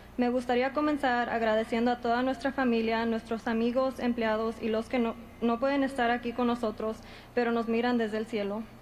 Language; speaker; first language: Spanish; early bilingual, heritage; Spanish